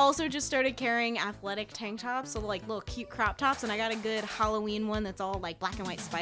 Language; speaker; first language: English; native; English